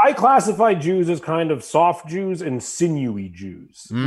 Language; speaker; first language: English; native; English